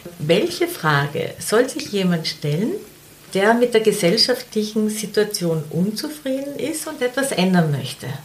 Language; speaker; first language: German; native; German